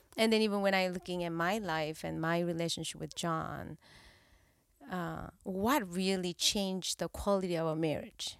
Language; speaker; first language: English; non-native, fluent; Korean